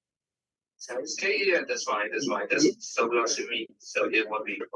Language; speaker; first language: English; non-native, learner; Vietnamese